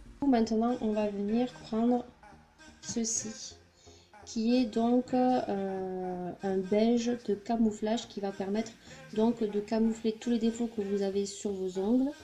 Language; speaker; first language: French; native; French